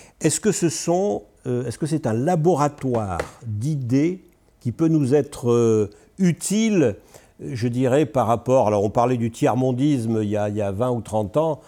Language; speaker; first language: French; native; French